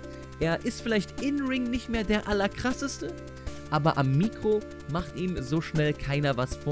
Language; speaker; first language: German; native; German